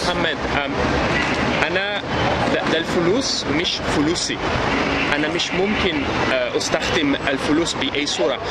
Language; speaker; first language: Arabic; non-native, fluent; Italian